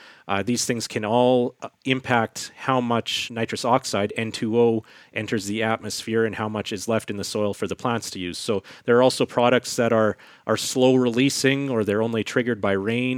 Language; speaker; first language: English; native; English